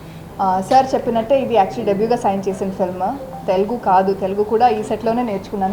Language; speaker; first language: Telugu; non-native, fluent; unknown